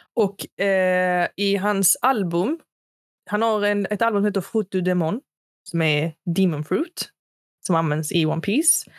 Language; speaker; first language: Swedish; early bilingual, other home language; Arabic